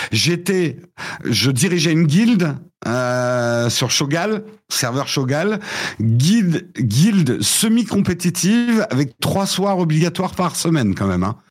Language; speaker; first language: French; early bilingual, other home language; English